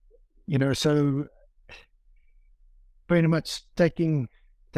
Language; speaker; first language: English; native; English